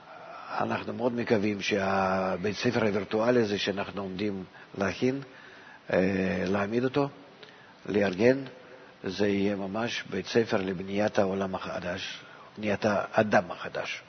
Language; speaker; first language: Hebrew; non-native, fluent; Russian